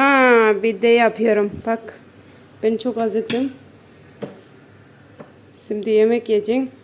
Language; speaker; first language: Turkish; non-native, learner; Gujarati